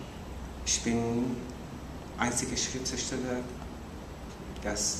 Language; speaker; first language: German; non-native, learner; Persian